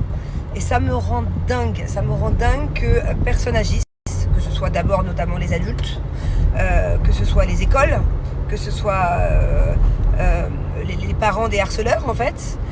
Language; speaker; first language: French; native; French